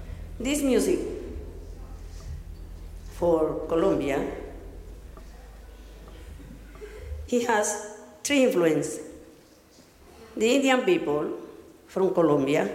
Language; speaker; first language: English; non-native, learner; Spanish